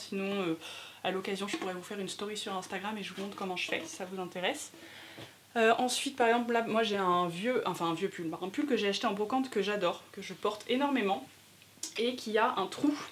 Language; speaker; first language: French; native; French